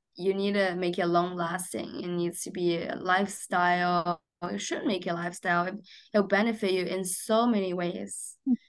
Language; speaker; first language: English; non-native, fluent; Chinese